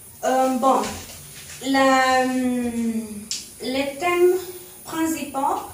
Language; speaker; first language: French; non-native, learner; Spanish